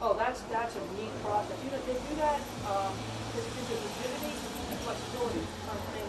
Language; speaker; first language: English; native; English